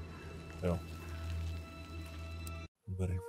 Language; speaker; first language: Czech; native; Czech